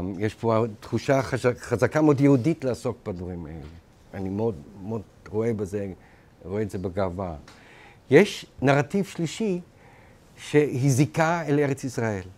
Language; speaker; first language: Hebrew; non-native, fluent; German